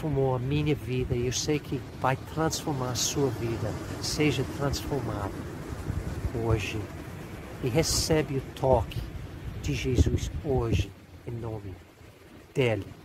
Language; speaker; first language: Portuguese; non-native, fluent; English